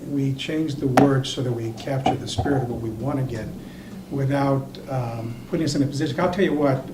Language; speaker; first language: English; early bilingual, other home language; Spanish